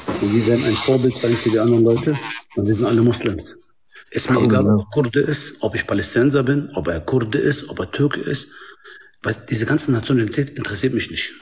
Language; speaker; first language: German; early bilingual, other home language; Arabic